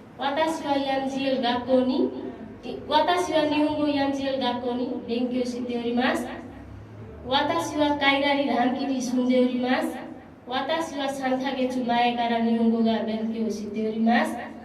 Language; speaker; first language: Japanese; non-native, learner; Nepali